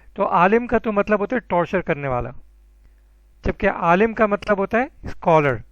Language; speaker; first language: Urdu; native; Urdu